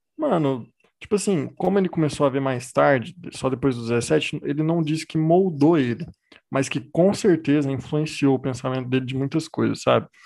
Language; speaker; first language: Portuguese; native; Portuguese